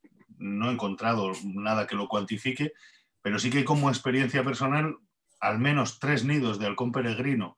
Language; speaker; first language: Spanish; native; Spanish